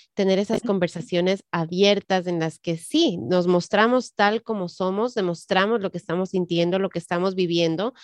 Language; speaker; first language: Spanish; native; Spanish